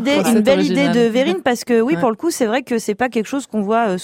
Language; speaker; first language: French; native; French